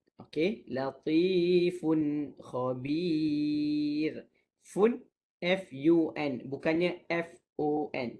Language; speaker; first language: Malay; native; Malay